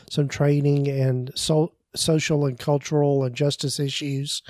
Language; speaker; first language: English; native; English